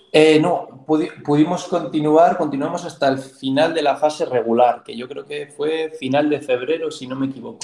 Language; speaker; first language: Spanish; native; Spanish